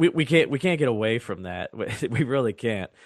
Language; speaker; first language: English; native; English